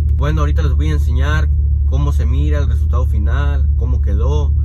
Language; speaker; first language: Spanish; native; Spanish